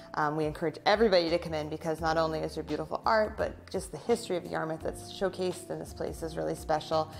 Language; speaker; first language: English; native; English